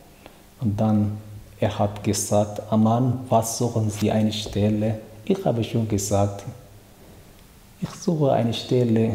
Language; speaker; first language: German; non-native, learner; Tigrinya